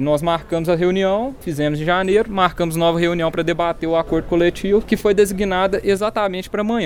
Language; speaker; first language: Portuguese; native; Portuguese